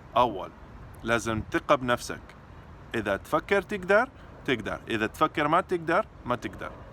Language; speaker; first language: Arabic; non-native, fluent; English